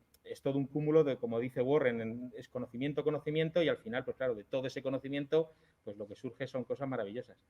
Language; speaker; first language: Spanish; native; Spanish